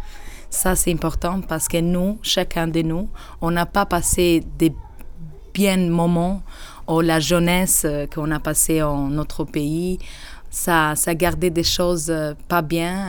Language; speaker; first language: French; non-native, learner; Albanian